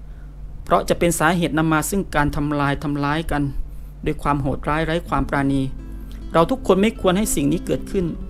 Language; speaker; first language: Thai; native; Thai